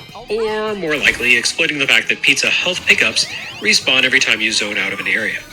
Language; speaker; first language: English; native; English